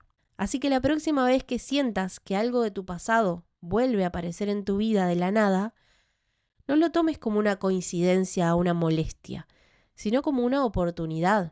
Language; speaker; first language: Spanish; native; Spanish